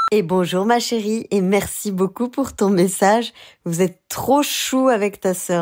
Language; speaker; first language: French; native; French